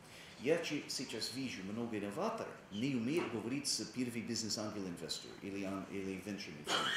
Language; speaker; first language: Russian; non-native, learner; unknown